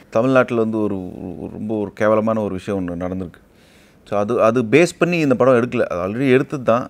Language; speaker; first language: Tamil; native; Tamil